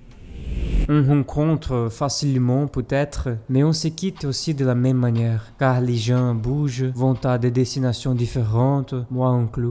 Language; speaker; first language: French; non-native, learner; Portuguese